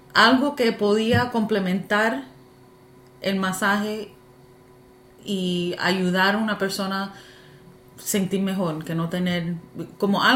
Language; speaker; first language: Spanish; early bilingual, heritage; Spanish